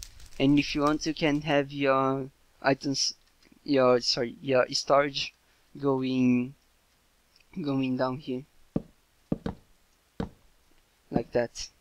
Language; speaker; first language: English; non-native, fluent; Portuguese